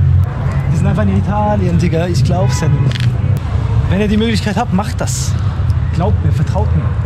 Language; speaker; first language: German; native; German